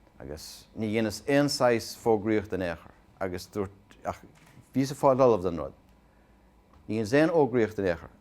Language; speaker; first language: Irish; native; Irish